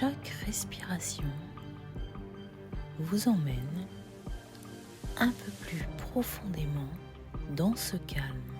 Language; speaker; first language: French; native; French